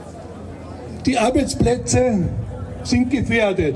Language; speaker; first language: German; native; German